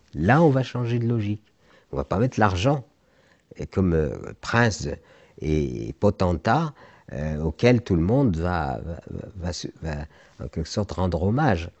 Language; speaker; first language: French; non-native, local second language; Arabic